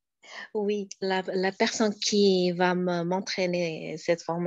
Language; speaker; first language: French; non-native, learner; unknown